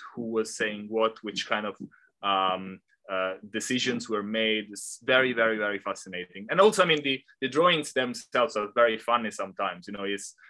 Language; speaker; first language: English; non-native, fluent; Italian